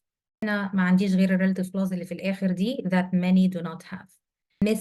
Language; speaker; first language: Arabic; native; Arabic